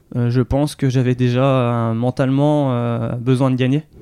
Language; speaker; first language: French; native; French